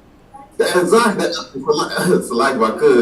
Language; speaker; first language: English; native; English